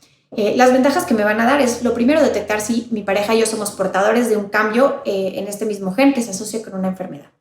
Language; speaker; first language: Spanish; native; Spanish